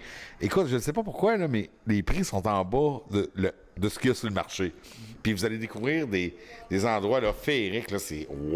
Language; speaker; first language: French; native; French